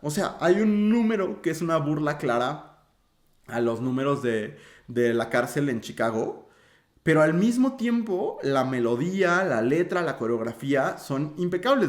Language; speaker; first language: Spanish; native; Spanish